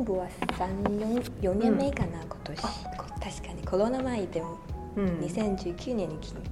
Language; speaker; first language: Japanese; non-native, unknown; Chinese